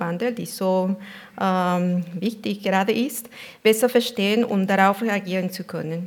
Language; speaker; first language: German; non-native, fluent; Spanish